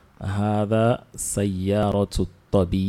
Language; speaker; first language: Arabic; non-native, fluent; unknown